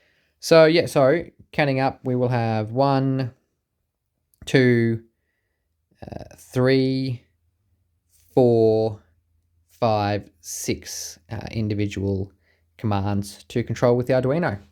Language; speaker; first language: English; native; English